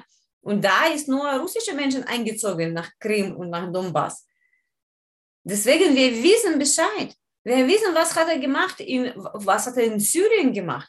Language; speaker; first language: German; non-native, learner; Ukrainian